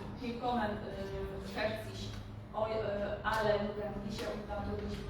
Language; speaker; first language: German; non-native, learner; Polish